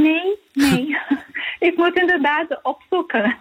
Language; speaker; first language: Dutch; non-native, fluent; Portuguese